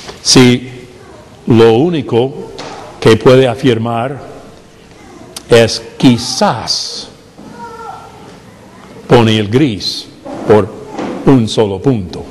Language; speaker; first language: Spanish; non-native, fluent; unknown